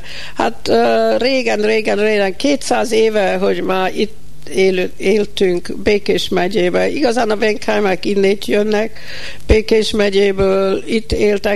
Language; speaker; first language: Hungarian; early bilingual, heritage; Hungarian